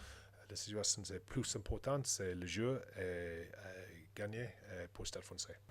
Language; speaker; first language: French; non-native, learner; English